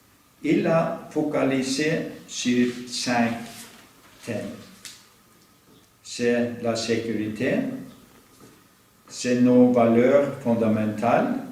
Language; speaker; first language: French; non-native, fluent; Norwegian